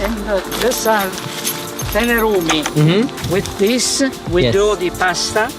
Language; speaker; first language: English; non-native, learner; Italian